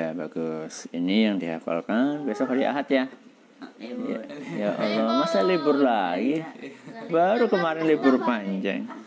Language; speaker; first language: Indonesian; native; Indonesian